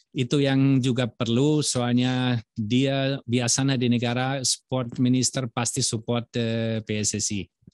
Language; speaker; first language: Indonesian; non-native, fluent; German